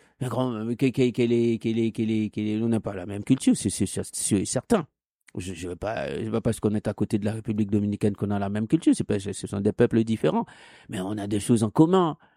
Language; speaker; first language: French; non-native, local second language; Haitian Creole